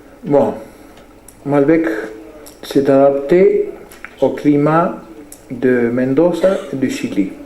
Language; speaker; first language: French; non-native, fluent; Spanish